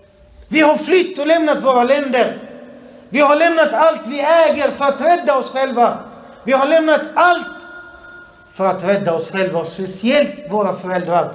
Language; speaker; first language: Swedish; early bilingual, other home language; Arabic